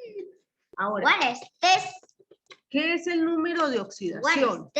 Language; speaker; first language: Spanish; native; Spanish